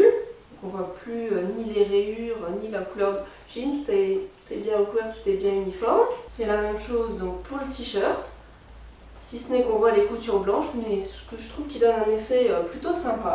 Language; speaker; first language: French; native; French